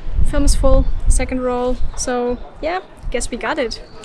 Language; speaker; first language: English; non-native, fluent; German